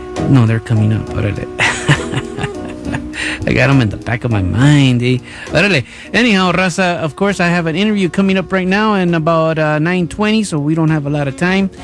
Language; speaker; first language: English; early bilingual, other home language; Spanish